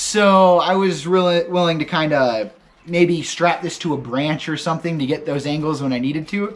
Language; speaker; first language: English; native; English